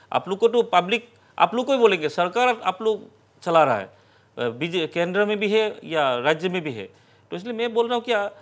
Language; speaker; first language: Hindi; non-native, local second language; Assamese